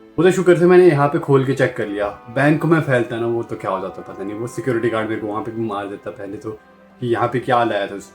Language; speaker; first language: Hindi; native; Hindi